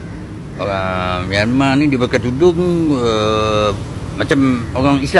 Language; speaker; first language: Malay; native; Malay